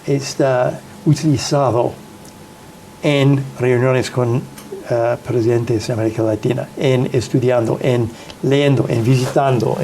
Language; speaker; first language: Spanish; non-native, fluent; English